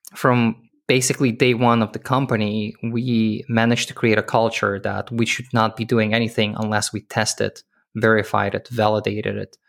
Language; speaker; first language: English; early bilingual, other home language; Russian